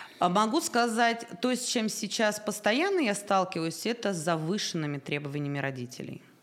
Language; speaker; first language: Russian; native; Russian